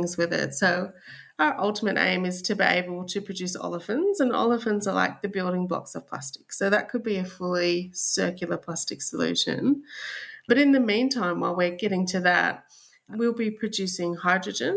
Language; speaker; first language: English; native; English